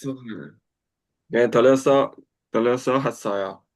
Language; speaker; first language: Korean; non-native, learner; Burmese